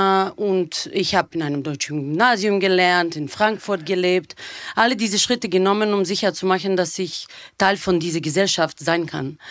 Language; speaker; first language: German; non-native, fluent; Bulgarian